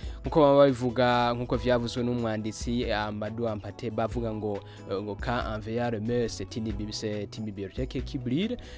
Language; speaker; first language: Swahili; non-native, local second language; Rundi